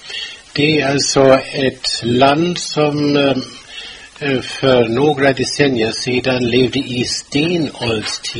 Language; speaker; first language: Swedish; non-native, fluent; German